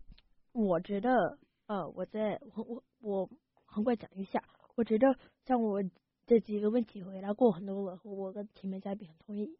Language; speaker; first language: Chinese; early bilingual, heritage; Chinese